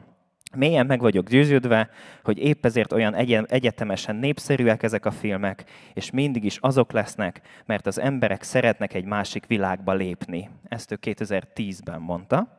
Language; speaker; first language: Hungarian; native; Hungarian